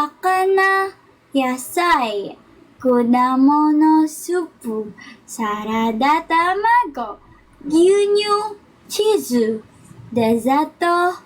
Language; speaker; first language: Japanese; non-native, learner; Filipino